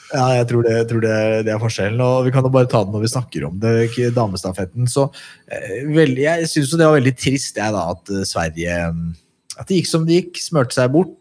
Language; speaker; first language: Norwegian; native; Norwegian